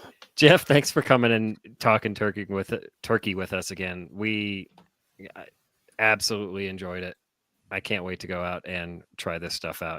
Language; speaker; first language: English; native; English